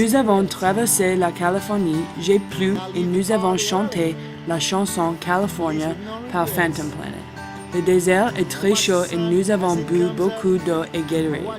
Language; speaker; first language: French; non-native, learner; English